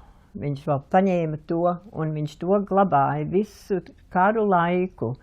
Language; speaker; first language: Latvian; early bilingual, heritage; Latvian